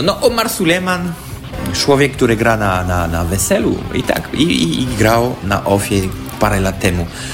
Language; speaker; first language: Polish; non-native, fluent; French